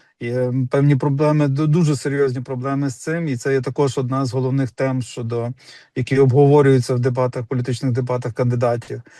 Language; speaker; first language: Ukrainian; native; Ukrainian